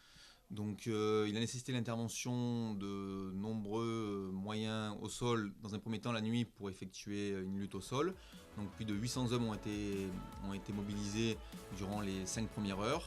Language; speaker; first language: French; native; French